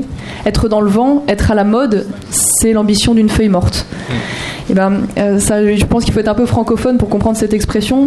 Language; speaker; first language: French; native; French